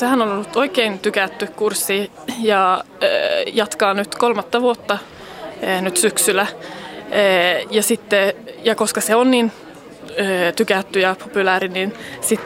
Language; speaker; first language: Finnish; early bilingual, heritage; Finnish